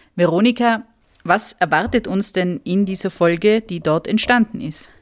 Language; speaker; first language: German; native; German